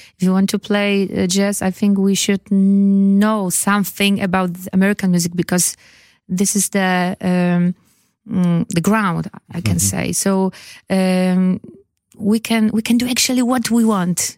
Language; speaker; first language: English; non-native, learner; Polish